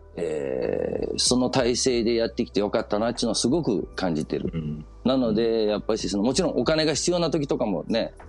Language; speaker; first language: Japanese; early bilingual, heritage; Danish